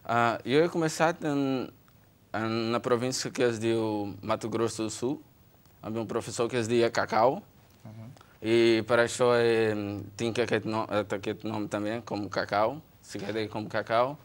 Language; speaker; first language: Catalan; non-native, learner; Portuguese